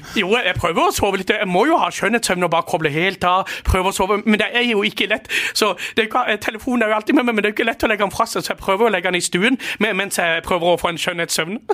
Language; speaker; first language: Norwegian; native; Norwegian